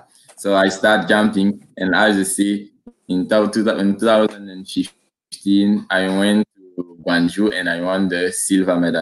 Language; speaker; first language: English; non-native, learner; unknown